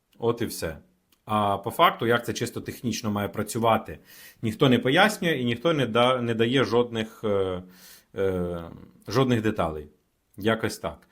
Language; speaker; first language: Ukrainian; native; Ukrainian